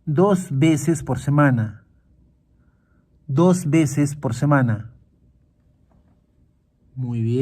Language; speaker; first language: Spanish; non-native, fluent; Portuguese